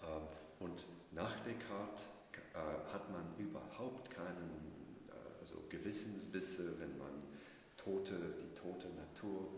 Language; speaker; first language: German; non-native, fluent; English